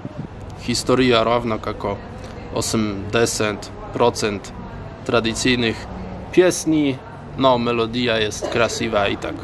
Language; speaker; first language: Polish; non-native, learner; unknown